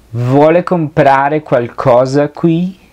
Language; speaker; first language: Italian; non-native, fluent; Spanish